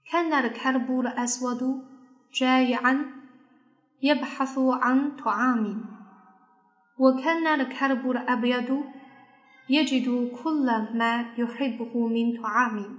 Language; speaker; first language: Arabic; non-native, fluent; Chinese